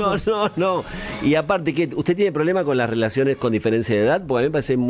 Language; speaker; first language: Spanish; native; Spanish